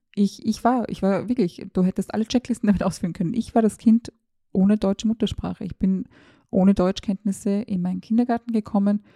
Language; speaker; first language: German; early bilingual, other home language; Serbian